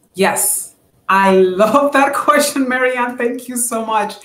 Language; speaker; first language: English; non-native, fluent; Spanish